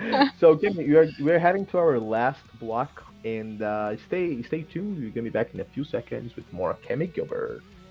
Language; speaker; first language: English; non-native, fluent; Portuguese